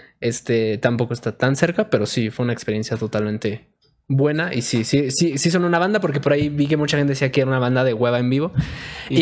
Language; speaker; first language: Spanish; native; Spanish